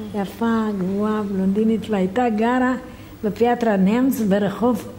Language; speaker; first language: Hebrew; non-native, fluent; Romanian